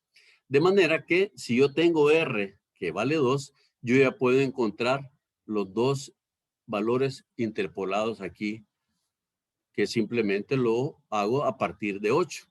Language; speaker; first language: Spanish; native; Spanish